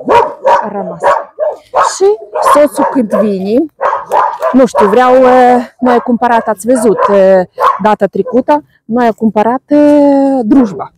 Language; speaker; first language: Romanian; non-native, learner; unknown